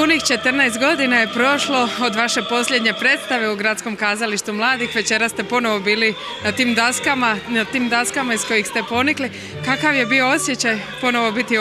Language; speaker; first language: Croatian; native; Croatian